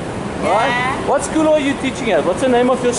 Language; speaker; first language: English; native; English